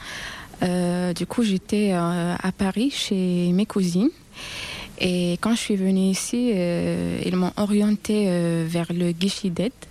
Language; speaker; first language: French; non-native, local second language; Arabic